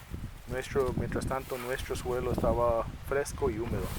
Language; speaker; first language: Spanish; native; Spanish